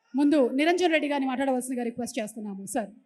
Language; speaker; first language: Telugu; native; Telugu